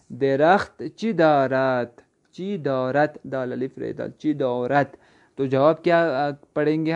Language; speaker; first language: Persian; non-native, fluent; Urdu